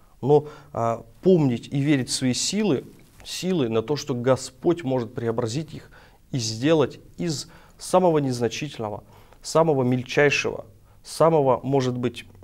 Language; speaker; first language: Russian; native; Russian